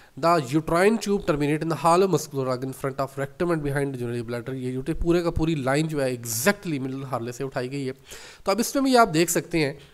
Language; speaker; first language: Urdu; non-native, local second language; Punjabi